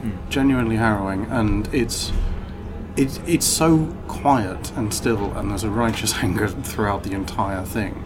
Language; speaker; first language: English; native; English